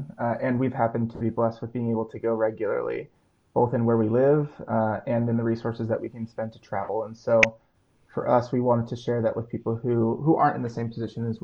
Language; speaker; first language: English; native; English